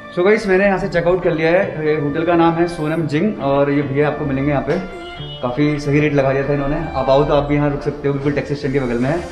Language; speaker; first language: Hindi; native; Hindi